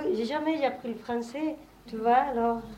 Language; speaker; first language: French; non-native, learner; Spanish